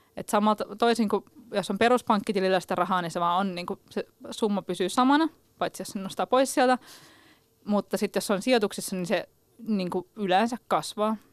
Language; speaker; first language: Finnish; native; Finnish